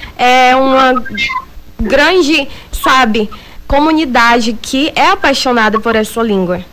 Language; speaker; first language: Portuguese; native; Portuguese